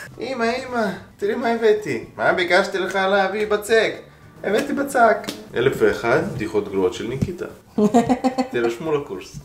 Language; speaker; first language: Hebrew; early bilingual, other home language; Russian